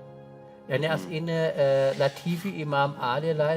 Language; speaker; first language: Persian; non-native, learner; German